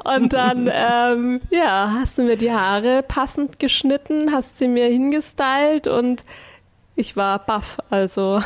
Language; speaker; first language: German; native; German